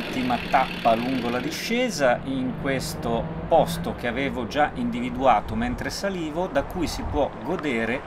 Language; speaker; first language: Italian; native; Italian